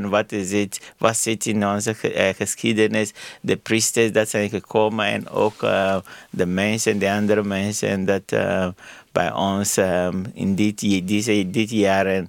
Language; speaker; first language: Dutch; non-native, learner; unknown